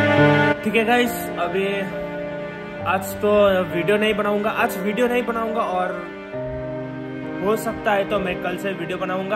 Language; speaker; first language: Hindi; non-native, local second language; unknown